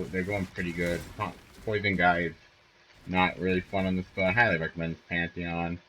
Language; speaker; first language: English; native; English